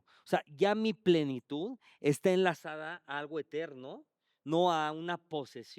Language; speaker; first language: Spanish; native; Spanish